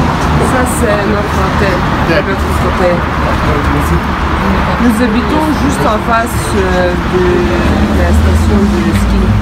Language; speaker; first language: French; non-native, fluent; Russian